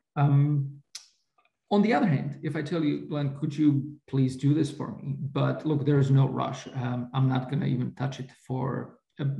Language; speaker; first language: English; non-native, fluent; Slovak